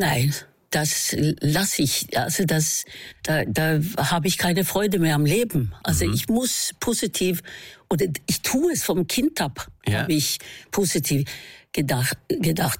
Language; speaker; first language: German; non-native, fluent; Norwegian